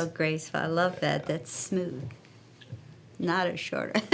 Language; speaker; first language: English; native; English